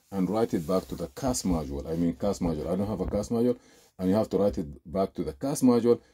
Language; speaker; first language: English; non-native, fluent; Arabic